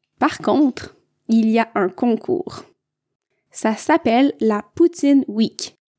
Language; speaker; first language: French; native; French